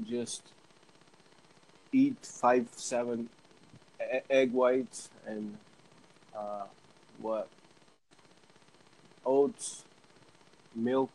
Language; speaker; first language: English; native; English